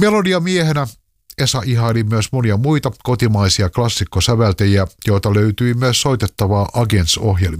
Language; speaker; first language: Finnish; native; Finnish